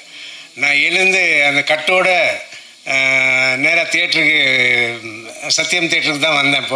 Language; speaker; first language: Tamil; non-native, local second language; Telugu